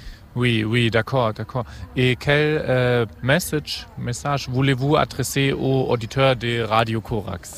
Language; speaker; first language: French; non-native, fluent; German